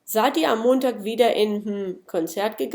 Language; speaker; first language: German; non-native, fluent; English